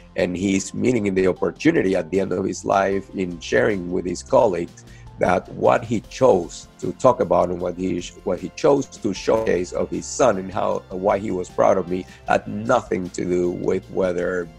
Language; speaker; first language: English; non-native, fluent; Spanish